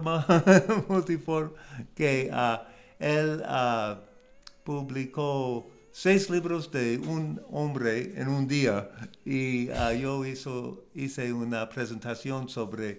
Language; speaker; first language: Spanish; non-native, learner; English